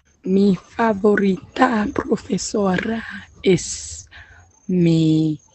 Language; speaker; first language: Spanish; non-native, learner; English